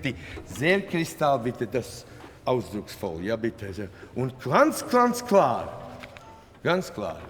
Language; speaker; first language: German; non-native, fluent; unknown